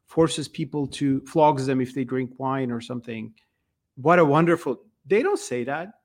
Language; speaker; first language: English; non-native, fluent; Turkish